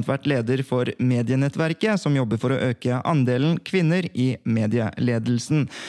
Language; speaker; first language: Norwegian; early bilingual, other home language; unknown